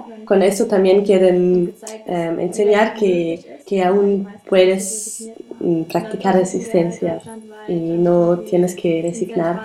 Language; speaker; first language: Spanish; non-native, learner; German